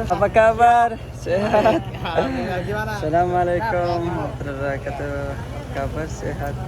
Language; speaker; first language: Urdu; non-native, local second language; Punjabi